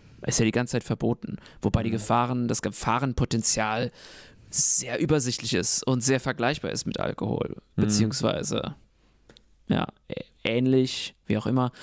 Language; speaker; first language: German; non-native, fluent; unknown